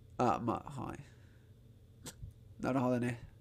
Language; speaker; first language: Japanese; non-native, learner; Spanish